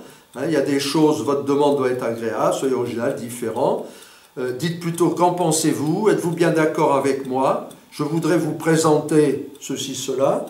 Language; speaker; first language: French; native; French